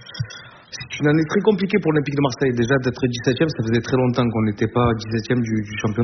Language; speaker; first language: French; native; French